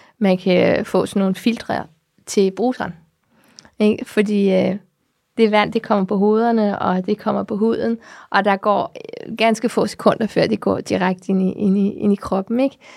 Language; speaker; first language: Danish; early bilingual, heritage; Danish